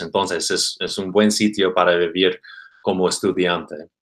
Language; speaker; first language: Spanish; non-native, fluent; English